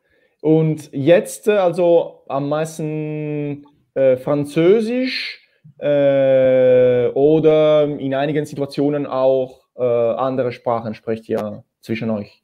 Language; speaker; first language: German; non-native, fluent; Italian